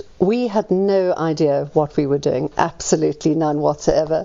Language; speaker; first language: English; native; English